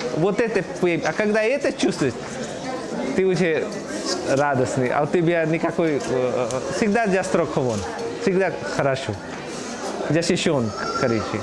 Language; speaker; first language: Russian; non-native, learner; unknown